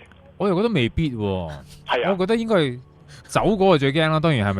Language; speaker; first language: Cantonese; native; Cantonese